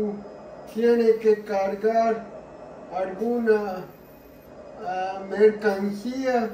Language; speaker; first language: Spanish; early bilingual, heritage; Spanish